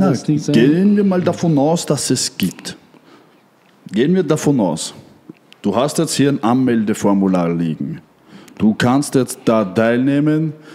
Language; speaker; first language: German; native; German